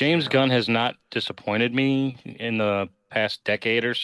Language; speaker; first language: English; native; English